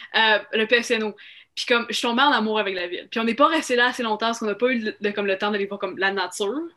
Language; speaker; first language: French; native; French